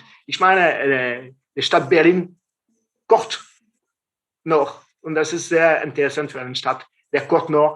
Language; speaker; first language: German; non-native, fluent; French